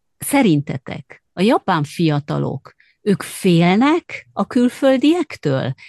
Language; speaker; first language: Hungarian; native; Hungarian